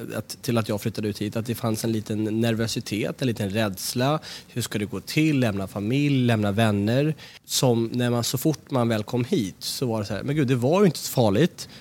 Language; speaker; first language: Swedish; native; Swedish